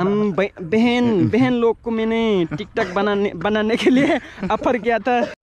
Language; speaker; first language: Hindi; non-native, learner; Nepali